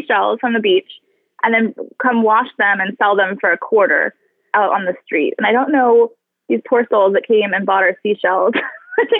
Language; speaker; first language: English; native; English